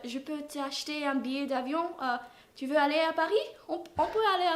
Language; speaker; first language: French; non-native, fluent; English